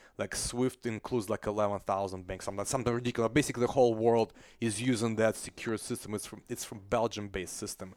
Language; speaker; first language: English; non-native, fluent; Russian